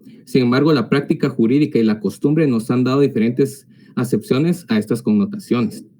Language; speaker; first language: Spanish; native; Spanish